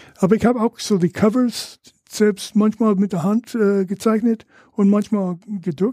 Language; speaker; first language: German; non-native, fluent; English